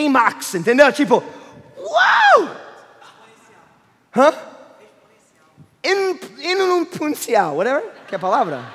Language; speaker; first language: Portuguese; non-native, fluent; English